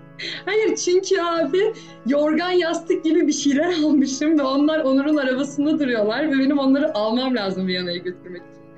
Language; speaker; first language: Turkish; native; Turkish